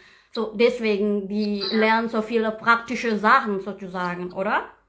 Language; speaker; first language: German; non-native, learner; Indonesian